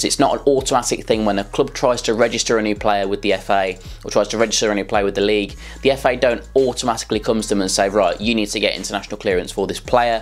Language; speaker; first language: English; native; English